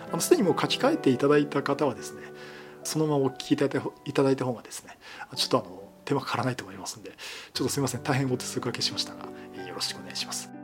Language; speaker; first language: Japanese; native; Japanese